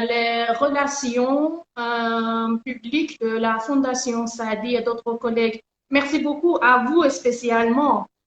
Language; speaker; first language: French; non-native, learner; Persian